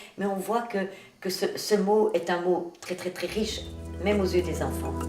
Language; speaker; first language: French; native; French